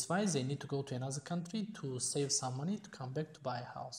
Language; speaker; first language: English; non-native, fluent; Tajik